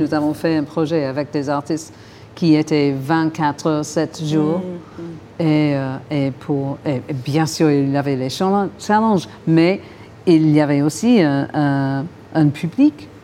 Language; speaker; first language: French; non-native, fluent; English